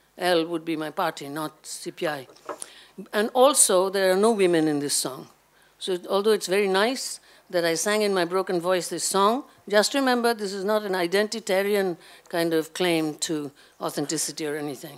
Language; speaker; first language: English; non-native, local second language; Bangla